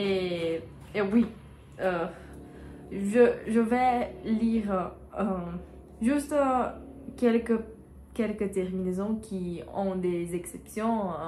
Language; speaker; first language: French; non-native, learner; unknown